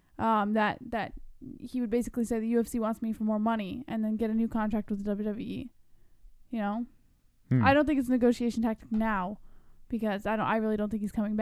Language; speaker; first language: English; native; English